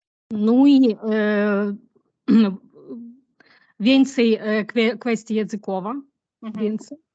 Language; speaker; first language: Polish; non-native, learner; Ukrainian